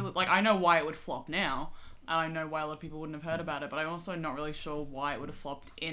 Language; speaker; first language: English; native; English